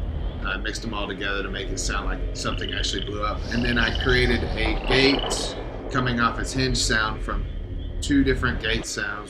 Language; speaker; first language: English; native; English